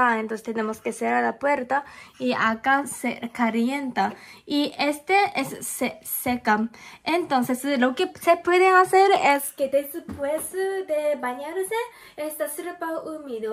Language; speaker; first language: Spanish; non-native, learner; Japanese